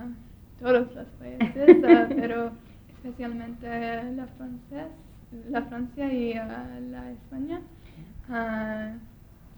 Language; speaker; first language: Spanish; non-native, learner; English